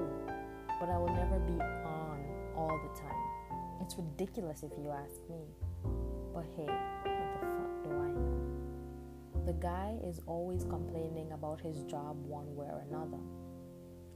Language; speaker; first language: English; non-native, local second language; Jamaican Creole English